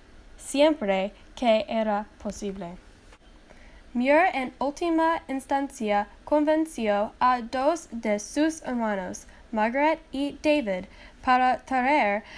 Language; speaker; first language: Spanish; non-native, learner; English